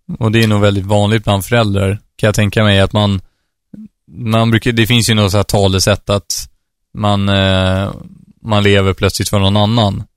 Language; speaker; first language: Swedish; native; Swedish